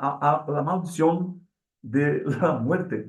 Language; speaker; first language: Spanish; non-native, learner; Portuguese